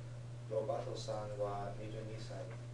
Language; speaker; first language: Japanese; non-native, learner; English